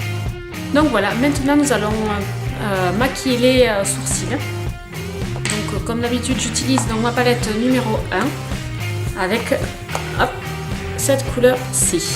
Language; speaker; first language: French; native; French